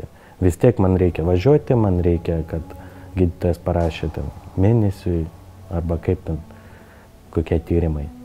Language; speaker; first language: Lithuanian; non-native, learner; Ukrainian